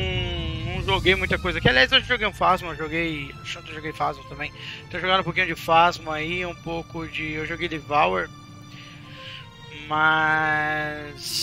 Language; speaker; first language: Portuguese; native; Portuguese